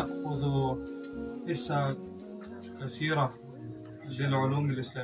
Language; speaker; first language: Arabic; non-native, fluent; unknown